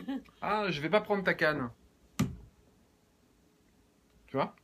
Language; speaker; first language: French; native; French